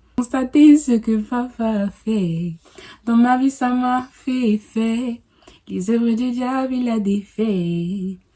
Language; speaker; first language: French; early bilingual, other home language; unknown